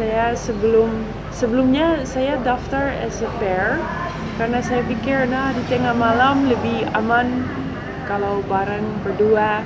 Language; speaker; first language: Indonesian; non-native, fluent; Dutch